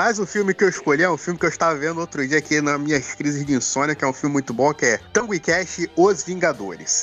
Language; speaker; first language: Portuguese; native; Portuguese